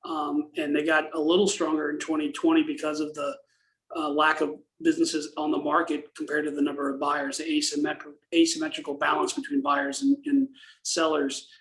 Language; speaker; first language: English; native; English